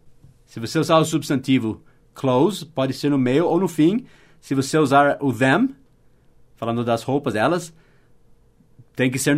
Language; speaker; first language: Portuguese; non-native, fluent; English